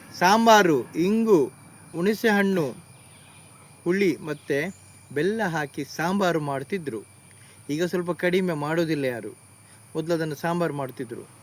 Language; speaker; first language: Kannada; non-native, local second language; Tulu